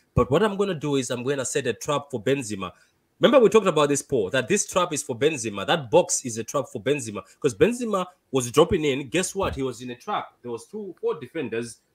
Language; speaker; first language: English; non-native, local second language; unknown